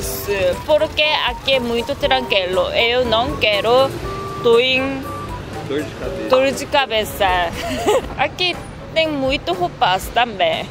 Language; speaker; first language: Portuguese; non-native, learner; Korean